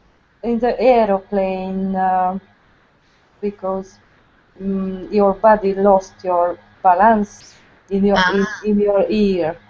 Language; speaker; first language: English; non-native, learner; Hungarian